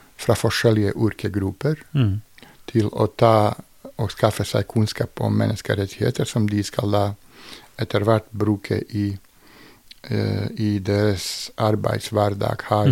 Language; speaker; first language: Norwegian; non-native, fluent; Bosnian